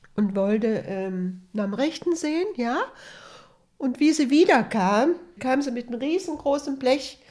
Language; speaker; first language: German; native; German